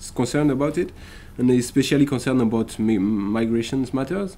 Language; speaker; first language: English; non-native, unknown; French